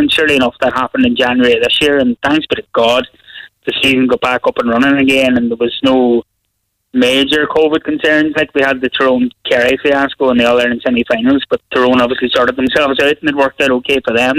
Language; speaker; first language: English; native; English